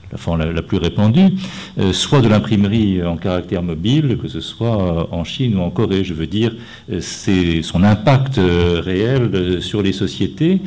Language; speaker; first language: French; native; French